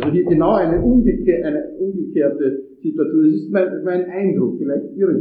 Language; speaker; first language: German; non-native, fluent; Italian